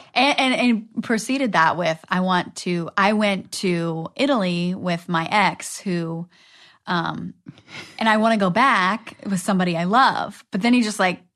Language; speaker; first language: English; native; English